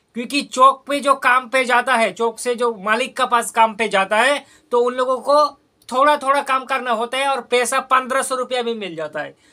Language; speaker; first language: Hindi; non-native, local second language; Bangla